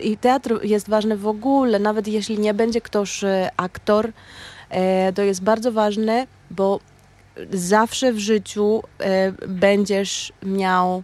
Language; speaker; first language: Polish; non-native, learner; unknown